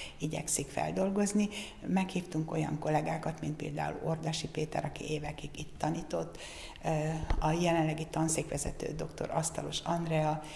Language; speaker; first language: Hungarian; native; Hungarian